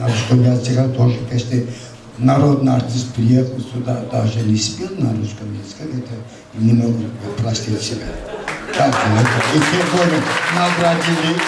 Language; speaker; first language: Russian; non-native, local second language; Azerbaijani